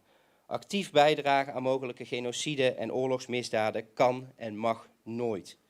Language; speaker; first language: Dutch; native; Dutch